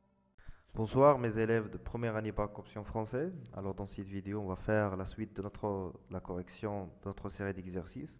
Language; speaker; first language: French; non-native, local second language; Arabic